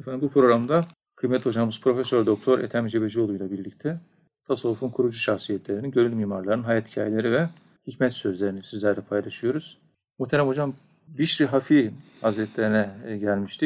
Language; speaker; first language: Turkish; native; Turkish